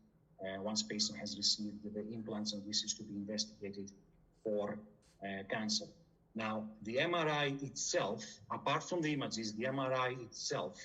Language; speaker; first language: English; non-native, fluent; Greek